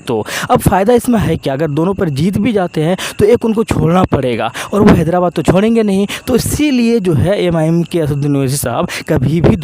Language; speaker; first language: Hindi; native; Hindi